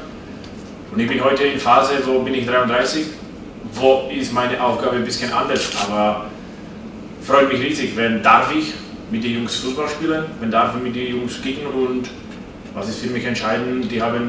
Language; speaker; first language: German; non-native, fluent; Slovak